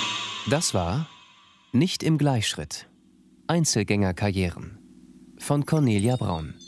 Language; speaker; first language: German; native; German